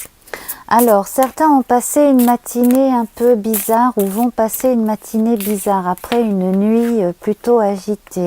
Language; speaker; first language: French; native; French